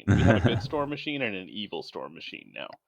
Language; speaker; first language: English; native; English